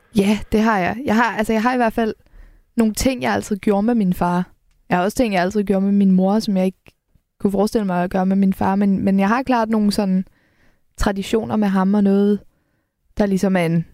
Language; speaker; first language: Danish; native; Danish